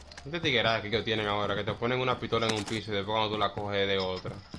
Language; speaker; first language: Spanish; early bilingual, heritage; Spanish